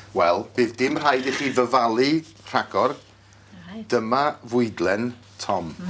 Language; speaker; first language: Welsh; native; Welsh